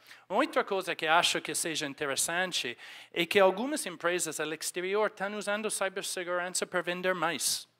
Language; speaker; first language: Portuguese; non-native, fluent; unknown